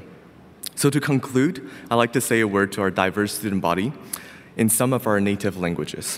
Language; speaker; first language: English; non-native, fluent; Chinese